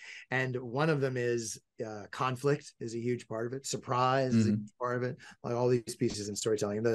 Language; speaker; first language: English; native; English